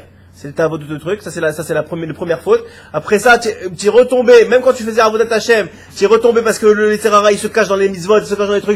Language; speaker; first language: French; native; French